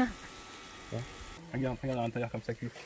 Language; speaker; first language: French; native; French